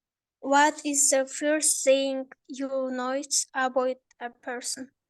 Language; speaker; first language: English; non-native, learner; Kazakh